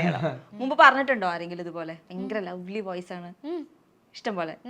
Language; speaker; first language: Malayalam; native; Malayalam